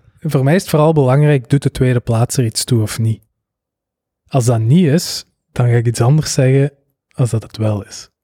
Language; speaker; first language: Dutch; native; Dutch